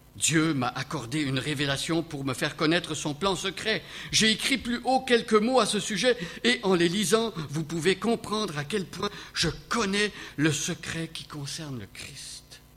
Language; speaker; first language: French; native; French